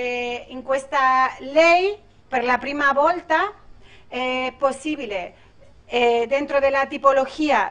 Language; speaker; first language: Italian; non-native, learner; Spanish